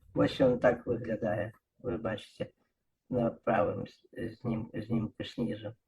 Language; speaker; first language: Belarusian; non-native, local second language; Russian